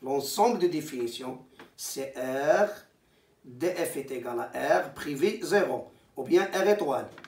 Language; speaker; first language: French; non-native, local second language; Arabic